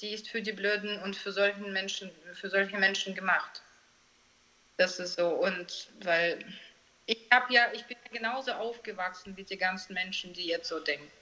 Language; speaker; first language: German; non-native, fluent; Russian